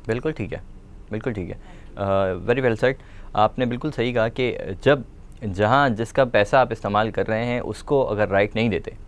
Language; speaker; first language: Urdu; native; Urdu